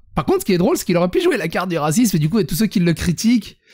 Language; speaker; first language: French; early bilingual, other home language; Serbian